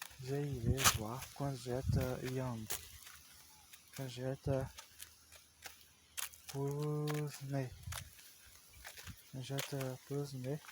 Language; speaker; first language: French; non-native, learner; Portuguese